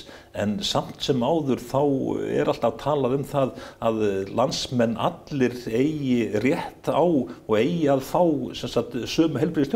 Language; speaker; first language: Icelandic; native; Icelandic